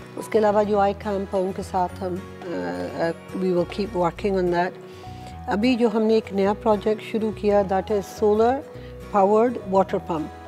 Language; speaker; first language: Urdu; early bilingual, heritage; Hindi